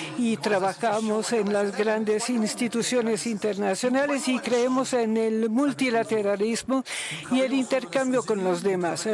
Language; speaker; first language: Spanish; non-native, learner; Luxembourgish